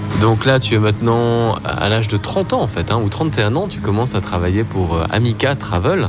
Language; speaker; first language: French; native; French